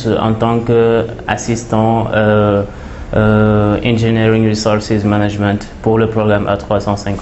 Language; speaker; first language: French; non-native, local second language; Wolof